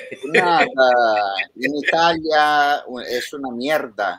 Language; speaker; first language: Spanish; non-native, fluent; Italian